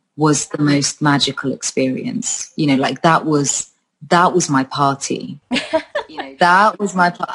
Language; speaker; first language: English; early bilingual, other home language; Georgian